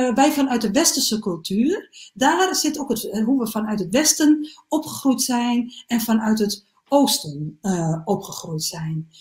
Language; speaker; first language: Dutch; native; Dutch